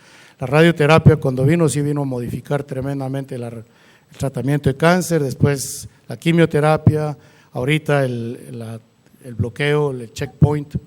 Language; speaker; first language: Spanish; native; Spanish